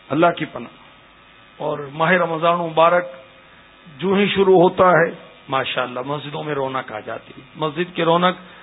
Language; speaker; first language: Urdu; native; Urdu